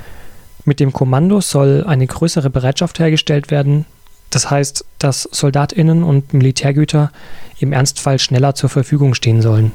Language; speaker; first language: German; native; German